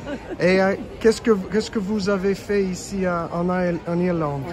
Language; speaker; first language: French; non-native, learner; English